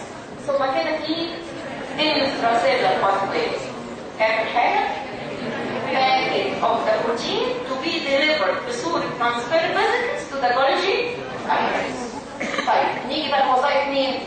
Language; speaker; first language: Arabic; native; Arabic